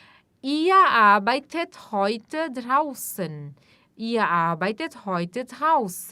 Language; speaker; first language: German; non-native, fluent; Portuguese